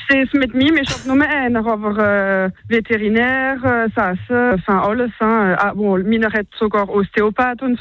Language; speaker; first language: German; non-native, local second language; French